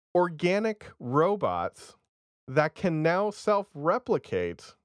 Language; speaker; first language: English; native; English